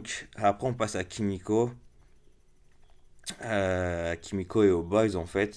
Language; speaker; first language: French; native; French